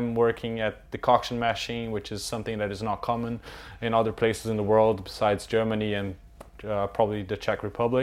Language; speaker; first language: English; non-native, fluent; Portuguese